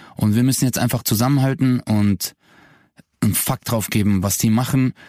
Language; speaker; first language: German; early bilingual, other home language; Turkish